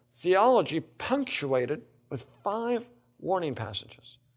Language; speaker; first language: English; native; English